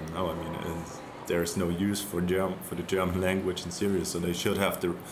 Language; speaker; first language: English; non-native, fluent; German